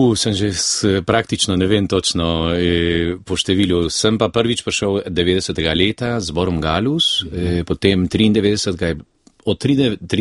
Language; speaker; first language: Slovenian; early bilingual, heritage; Slovenian